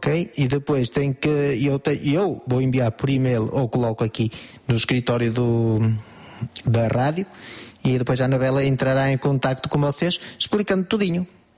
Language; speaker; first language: Portuguese; native; Portuguese